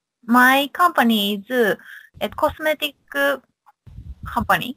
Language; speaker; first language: English; non-native, learner; Japanese